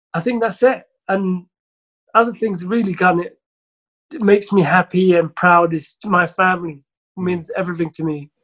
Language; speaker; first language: English; early bilingual, other home language; Somali